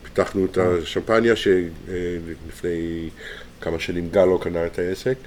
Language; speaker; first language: Hebrew; native; Hebrew